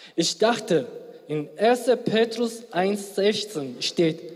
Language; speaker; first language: German; non-native, fluent; Korean